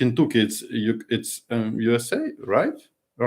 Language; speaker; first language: English; non-native, learner; Ukrainian